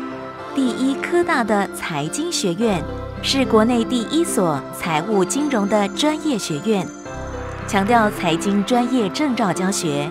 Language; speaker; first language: Chinese; native; Chinese